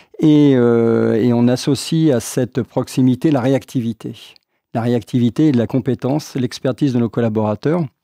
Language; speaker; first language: French; native; French